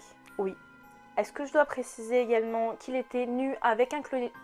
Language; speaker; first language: French; native; French